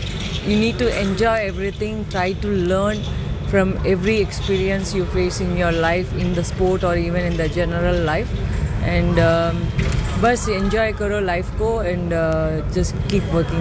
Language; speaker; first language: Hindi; non-native, local second language; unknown